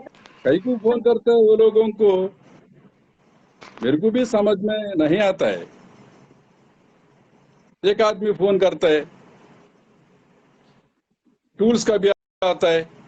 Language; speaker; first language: Hindi; non-native, local second language; Telugu